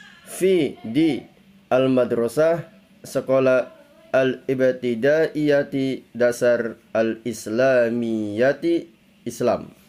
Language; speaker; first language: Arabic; non-native, fluent; Indonesian